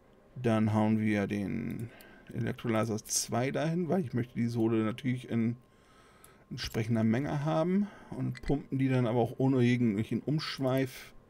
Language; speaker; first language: German; native; German